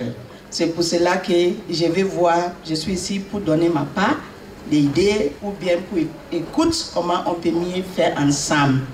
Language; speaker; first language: French; non-native, learner; English